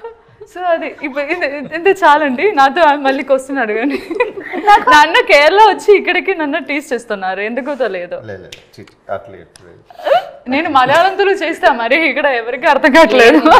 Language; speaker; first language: Telugu; non-native, learner; Malayalam